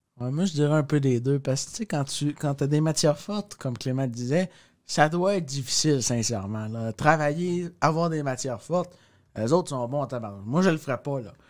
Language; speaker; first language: French; native; French